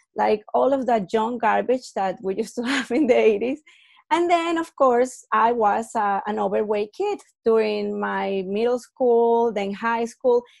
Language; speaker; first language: English; non-native, fluent; Spanish